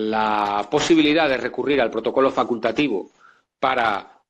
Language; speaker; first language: Spanish; native; Spanish